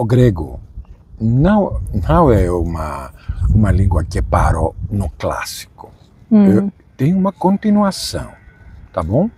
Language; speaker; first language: Portuguese; non-native, fluent; Greek